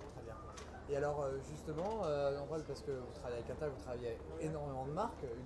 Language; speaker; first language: French; native; French